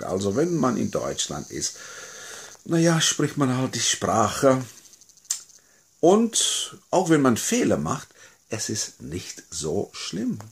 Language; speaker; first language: German; non-native, fluent; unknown